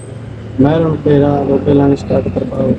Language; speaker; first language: Filipino; non-native, learner; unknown